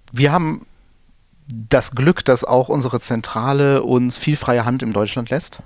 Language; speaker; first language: German; native; German